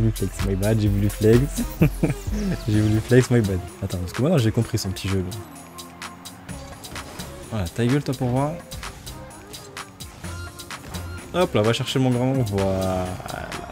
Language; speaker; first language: French; native; French